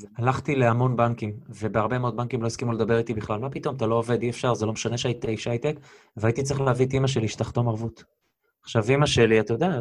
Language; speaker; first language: Hebrew; early bilingual, other home language; Russian